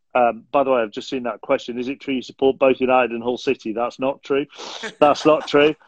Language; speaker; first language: English; native; English